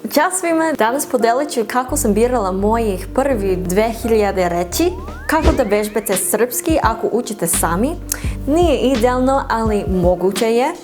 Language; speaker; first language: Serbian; non-native, learner; English